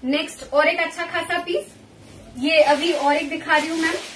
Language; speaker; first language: Hindi; non-native, local second language; Bangla